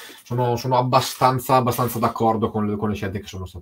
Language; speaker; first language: Italian; native; Italian